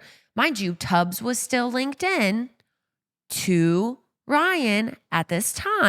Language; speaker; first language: English; native; English